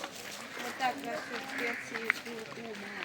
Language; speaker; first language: Russian; non-native, learner; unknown